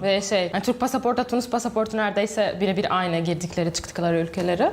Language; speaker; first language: Turkish; non-native, fluent; Arabic